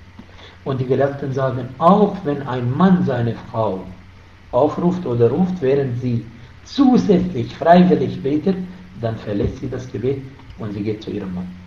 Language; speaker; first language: German; non-native, fluent; Arabic